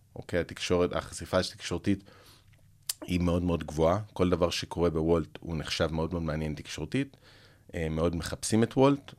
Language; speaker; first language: Hebrew; early bilingual, other home language; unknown